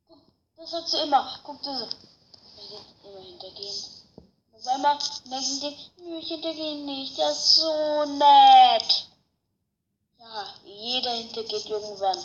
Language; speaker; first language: German; native; German